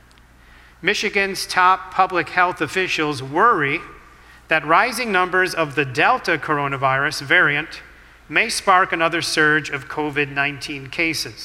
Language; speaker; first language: English; native; English